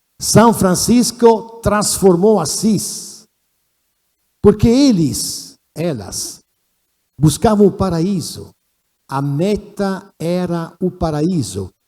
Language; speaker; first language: Portuguese; non-native, fluent; Italian